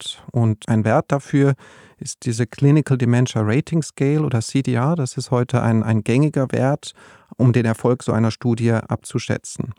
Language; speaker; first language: German; native; German